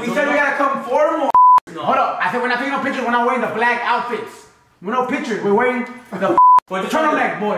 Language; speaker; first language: English; early bilingual, other home language; Spanish